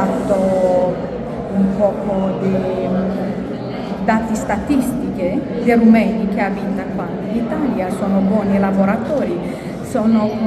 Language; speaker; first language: Italian; non-native, local second language; Romanian